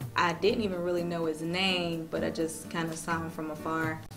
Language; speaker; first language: English; native; English